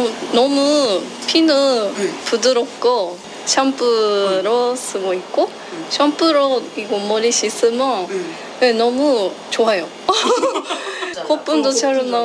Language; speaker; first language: Korean; non-native, fluent; Japanese